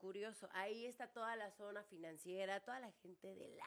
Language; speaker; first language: Spanish; native; Spanish